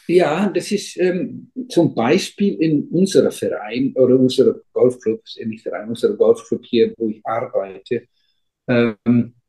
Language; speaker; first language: German; non-native, fluent; Icelandic